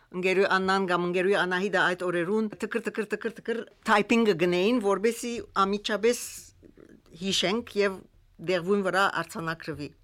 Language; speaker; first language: Armenian; early bilingual, heritage; Armenian